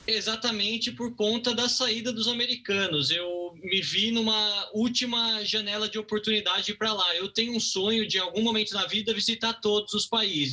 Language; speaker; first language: Portuguese; native; Portuguese